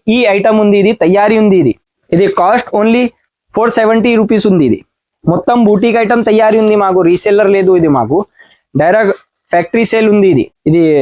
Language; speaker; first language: Telugu; non-native, learner; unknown